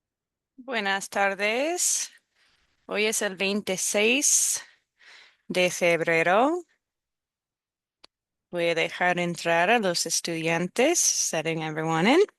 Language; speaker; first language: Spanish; non-native, fluent; English